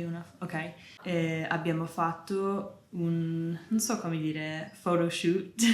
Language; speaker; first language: Italian; non-native, learner; English